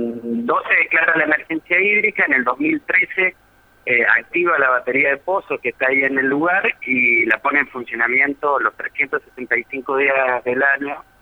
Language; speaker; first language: Spanish; native; Spanish